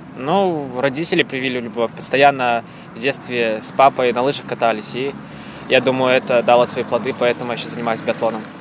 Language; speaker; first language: Russian; native; Russian